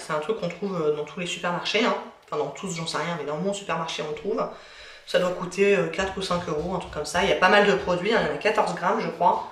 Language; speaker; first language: French; native; French